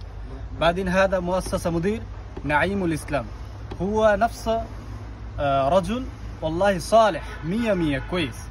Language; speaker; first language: Arabic; non-native, learner; Bangla